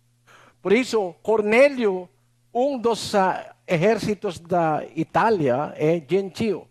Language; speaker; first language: Portuguese; non-native, learner; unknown